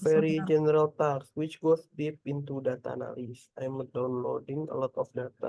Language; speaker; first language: English; non-native, fluent; Indonesian